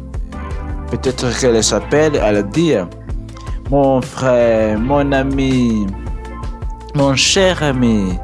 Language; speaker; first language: French; non-native, learner; English